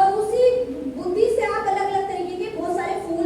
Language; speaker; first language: Hindi; native; Hindi